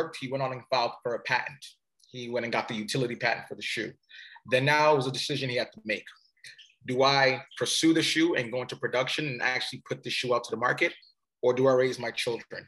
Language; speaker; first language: English; early bilingual, other home language; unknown